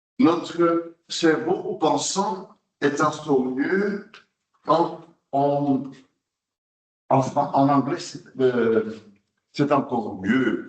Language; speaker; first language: French; non-native, local second language; Dutch